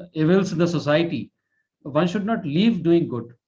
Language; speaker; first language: English; non-native, local second language; Hindi